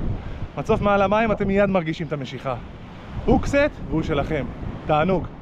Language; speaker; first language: Hebrew; native; Hebrew